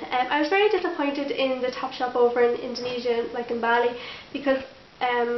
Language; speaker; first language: English; native; English